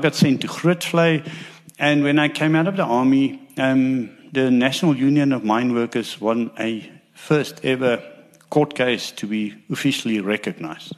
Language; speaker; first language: English; non-native, local second language; Afrikaans